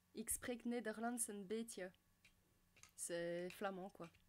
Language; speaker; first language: French; native; French